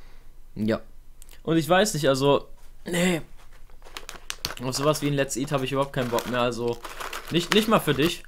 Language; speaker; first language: German; native; German